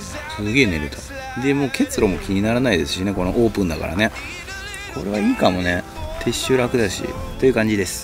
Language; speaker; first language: Japanese; native; Japanese